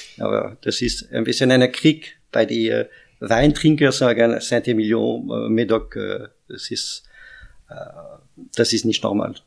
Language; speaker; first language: German; non-native, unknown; French